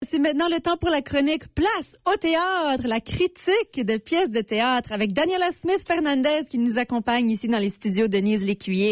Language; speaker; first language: French; native; French